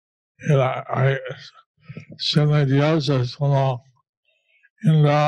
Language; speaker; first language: Spanish; non-native, learner; English